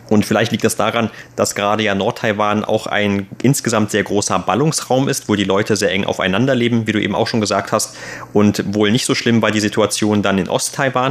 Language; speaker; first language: German; native; German